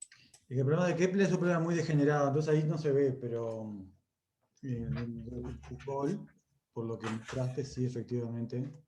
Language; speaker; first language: Spanish; native; Spanish